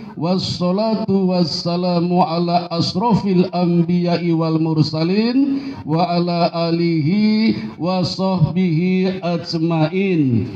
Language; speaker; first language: Indonesian; non-native, local second language; Javanese